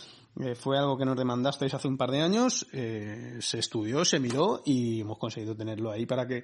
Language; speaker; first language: Spanish; native; Spanish